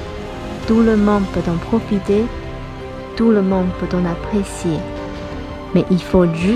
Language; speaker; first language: French; non-native, fluent; Chinese